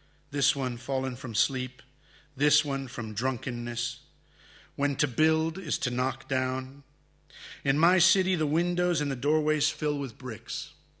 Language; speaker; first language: English; early bilingual, other home language; Spanish